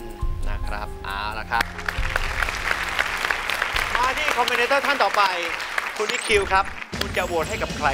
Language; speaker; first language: Thai; native; Thai